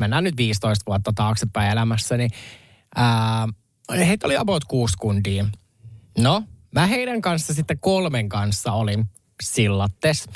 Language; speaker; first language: Finnish; native; Finnish